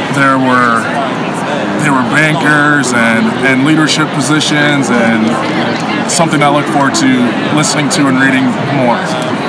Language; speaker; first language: English; native; English